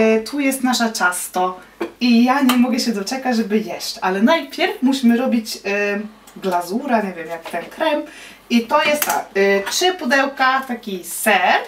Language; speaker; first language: Polish; non-native, learner; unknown